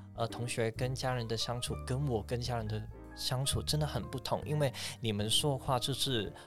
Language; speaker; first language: Chinese; non-native, fluent; Cantonese